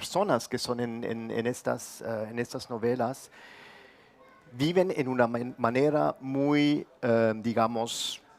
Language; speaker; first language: Spanish; non-native, fluent; German